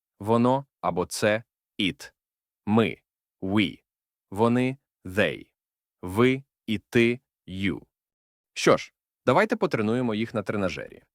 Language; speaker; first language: Ukrainian; native; Ukrainian